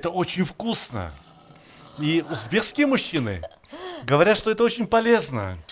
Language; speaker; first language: Russian; native; Russian